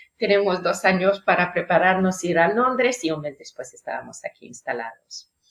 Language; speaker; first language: Spanish; non-native, fluent; French